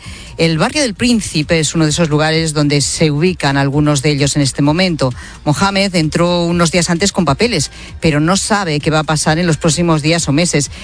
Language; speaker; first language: Spanish; native; Spanish